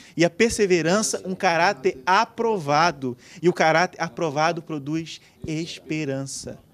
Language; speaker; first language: Portuguese; native; Portuguese